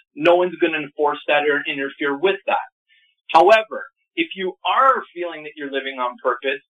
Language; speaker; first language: English; native; English